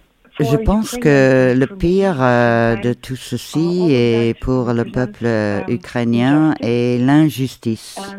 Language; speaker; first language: French; non-native, fluent; Ukrainian